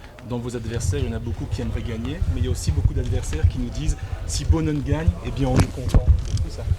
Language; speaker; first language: French; native; French